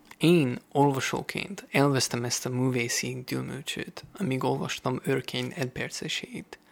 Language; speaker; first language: Hungarian; non-native, fluent; English